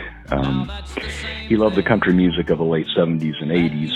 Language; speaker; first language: English; native; English